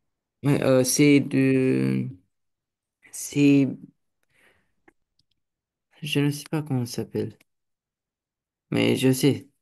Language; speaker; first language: French; non-native, learner; Romanian